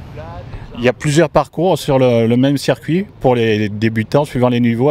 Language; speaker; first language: French; native; French